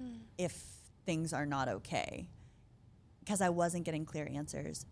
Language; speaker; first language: English; native; English